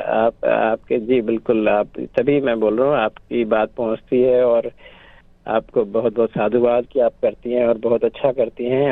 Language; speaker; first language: Hindi; non-native, fluent; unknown